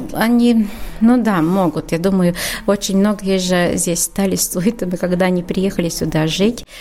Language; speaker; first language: Russian; non-native, learner; Latvian